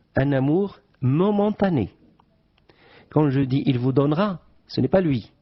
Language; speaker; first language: French; non-native, local second language; Arabic